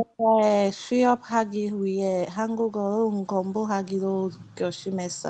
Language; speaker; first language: Korean; non-native, learner; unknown